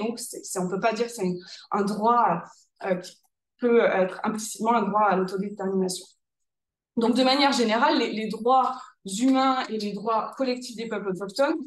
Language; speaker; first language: French; native; French